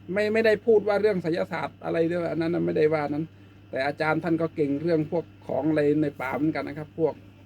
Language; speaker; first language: Thai; non-native, local second language; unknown